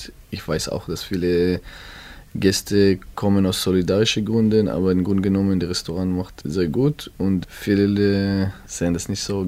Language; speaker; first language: German; non-native, learner; Hebrew